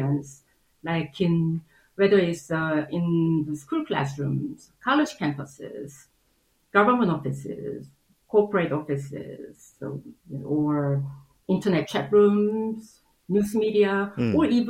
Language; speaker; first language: English; non-native, fluent; Korean